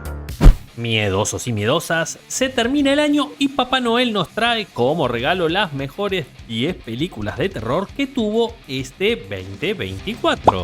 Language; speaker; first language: Spanish; native; Spanish